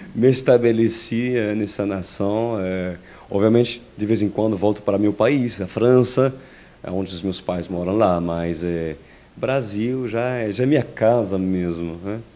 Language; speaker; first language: Portuguese; non-native, fluent; French